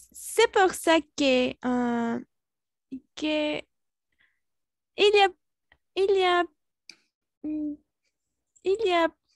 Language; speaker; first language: French; non-native, learner; Spanish